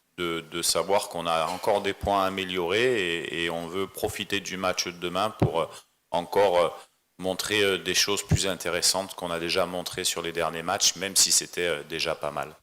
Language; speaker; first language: French; native; French